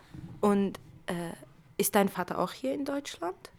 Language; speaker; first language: German; early bilingual, other home language; Kurdish